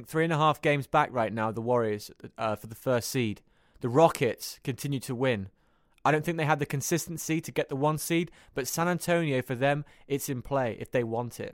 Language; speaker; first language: English; native; English